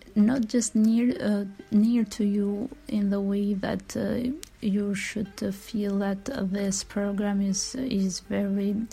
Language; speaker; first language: English; non-native, fluent; Albanian